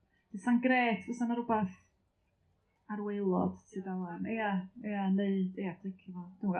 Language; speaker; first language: Welsh; native; Welsh